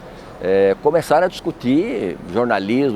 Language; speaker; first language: Portuguese; native; Portuguese